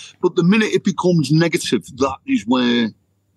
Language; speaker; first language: English; native; English